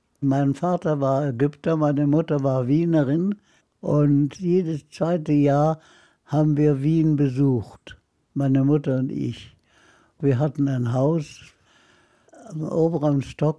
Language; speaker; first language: German; non-native, fluent; Arabic